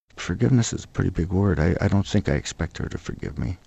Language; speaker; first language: English; native; English